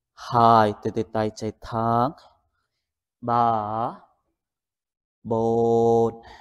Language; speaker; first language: Vietnamese; non-native, learner; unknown